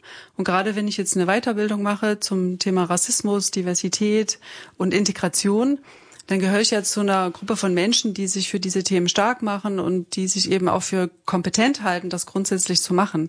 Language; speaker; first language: German; native; German